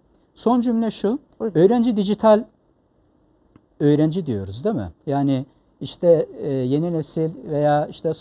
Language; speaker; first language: Turkish; native; Turkish